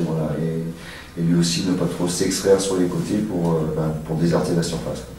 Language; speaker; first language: French; native; French